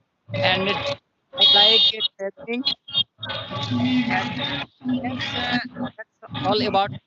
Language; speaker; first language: English; non-native, learner; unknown